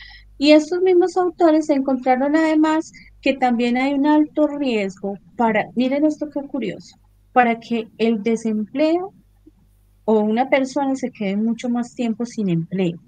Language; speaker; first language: Spanish; native; Spanish